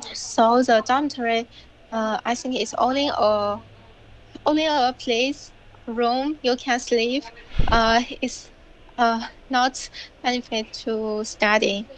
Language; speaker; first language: English; non-native, learner; Chinese